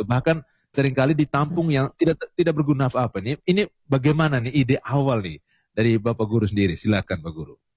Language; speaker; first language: Indonesian; native; Indonesian